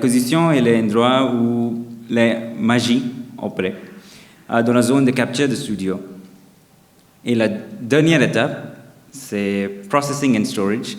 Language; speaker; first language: French; non-native, fluent; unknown